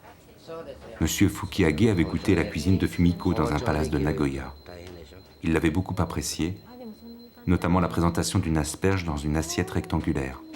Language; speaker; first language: French; native; French